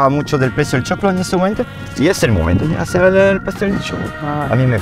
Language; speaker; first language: Spanish; non-native, learner; French